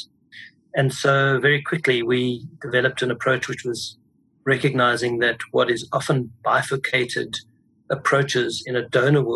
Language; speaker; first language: English; native; English